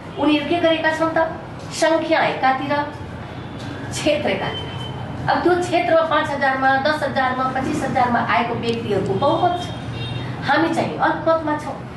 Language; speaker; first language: Nepali; non-native, local second language; Maithili